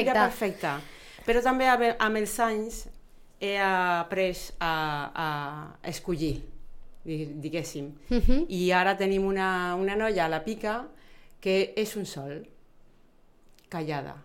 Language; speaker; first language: Catalan; non-native, fluent; Spanish